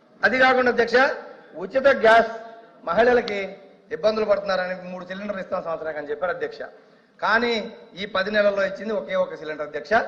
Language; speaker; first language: Telugu; native; Telugu